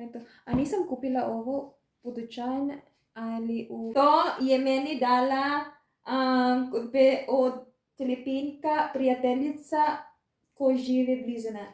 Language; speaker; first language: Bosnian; non-native, learner; Filipino